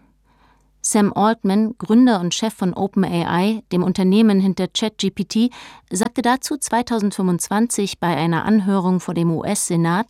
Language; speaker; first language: German; native; German